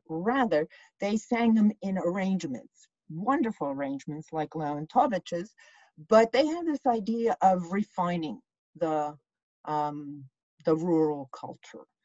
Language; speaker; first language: English; early bilingual, other home language; Ukrainian